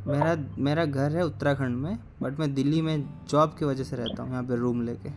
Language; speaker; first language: Hindi; native; Hindi